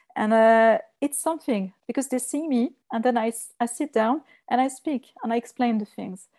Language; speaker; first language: English; non-native, learner; French